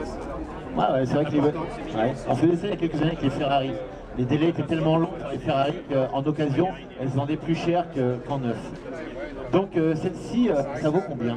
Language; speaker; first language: French; native; French